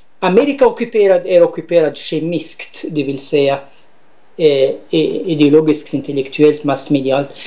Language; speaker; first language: Swedish; non-native, fluent; Arabic